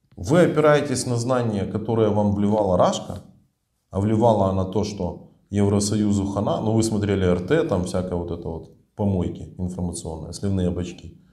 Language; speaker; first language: Russian; native; Russian